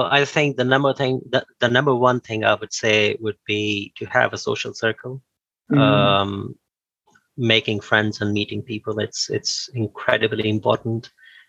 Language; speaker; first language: English; non-native, local second language; Urdu